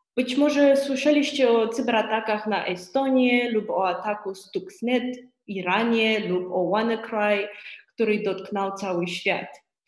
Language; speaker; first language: Polish; non-native, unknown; Romanian